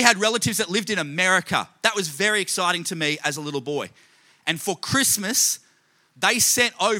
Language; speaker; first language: English; native; English